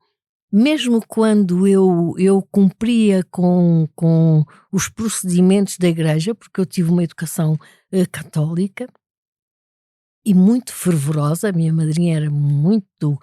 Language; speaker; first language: Portuguese; native; Portuguese